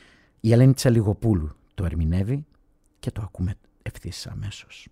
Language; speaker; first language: Greek; native; Greek